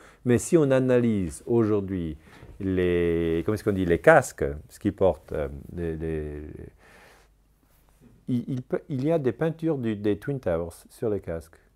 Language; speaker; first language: French; non-native, local second language; German